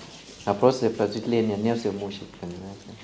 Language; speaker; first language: Russian; non-native, fluent; Thai